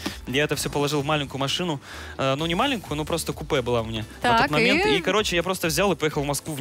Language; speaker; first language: Russian; native; Russian